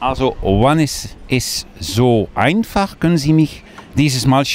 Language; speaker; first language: German; non-native, learner; Dutch